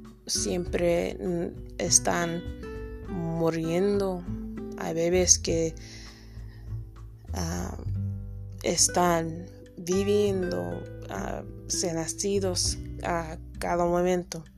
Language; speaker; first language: Spanish; non-native, learner; English